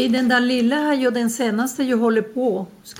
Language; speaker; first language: Swedish; non-native, fluent; Spanish